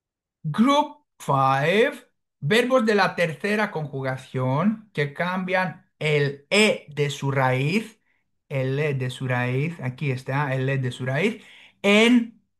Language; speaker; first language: Spanish; non-native, fluent; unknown